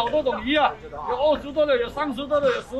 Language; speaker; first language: Chinese; native; Chinese